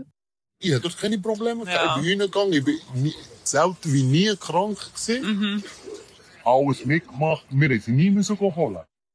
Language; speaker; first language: German; non-native, learner; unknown